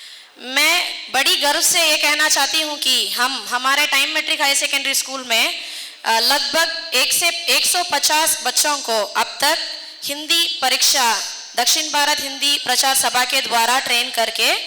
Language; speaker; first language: Hindi; non-native, local second language; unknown